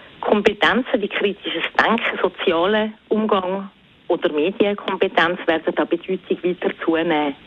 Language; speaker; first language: German; native; German